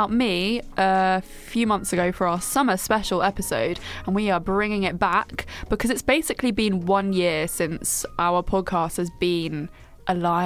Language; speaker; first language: English; native; English